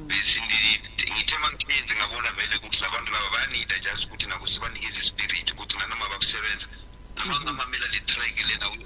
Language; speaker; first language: Zulu; non-native, local second language; Venda